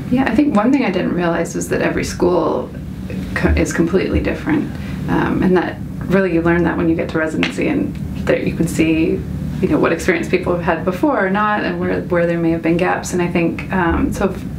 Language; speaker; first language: English; native; English